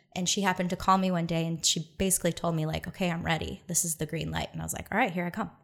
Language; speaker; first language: English; native; English